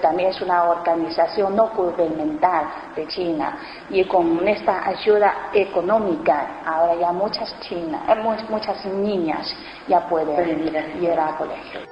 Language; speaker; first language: Spanish; non-native, learner; Chinese